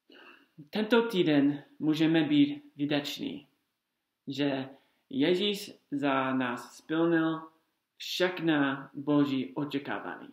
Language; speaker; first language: Czech; non-native, fluent; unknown